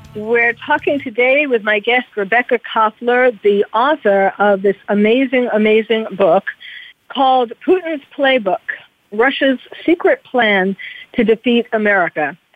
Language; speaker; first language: English; native; English